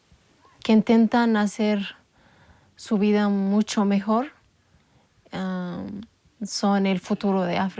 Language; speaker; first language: Spanish; non-native, local second language; Amharic